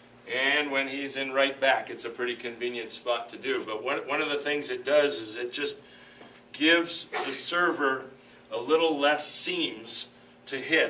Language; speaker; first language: English; native; English